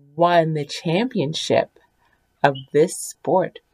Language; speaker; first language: English; early bilingual, other home language; French